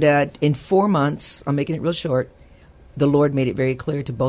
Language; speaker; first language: English; early bilingual, other home language; Spanish